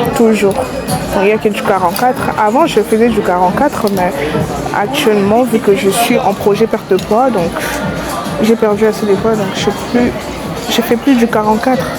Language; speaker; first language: French; non-native, local second language; Lingala